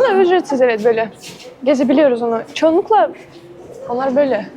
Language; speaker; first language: Turkish; non-native, fluent; Russian